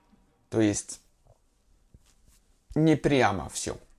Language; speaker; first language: Russian; non-native, fluent; French